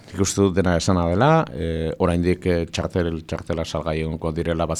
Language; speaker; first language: Basque; native; Basque